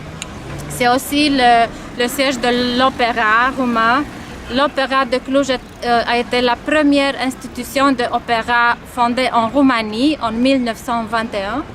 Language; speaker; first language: French; non-native, fluent; Romanian